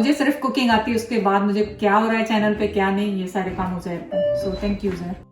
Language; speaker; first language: Urdu; native; Urdu